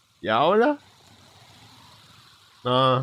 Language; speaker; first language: Spanish; native; Spanish